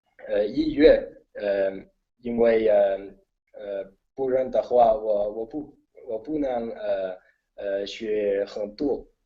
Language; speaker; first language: Chinese; non-native, learner; Italian